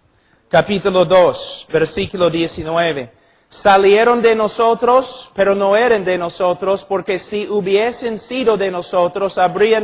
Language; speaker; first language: Spanish; non-native, fluent; English